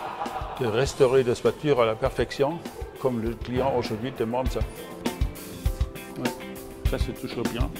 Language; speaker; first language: French; non-native, fluent; German